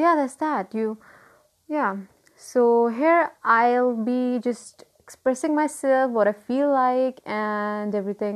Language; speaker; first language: English; non-native, local second language; Hindi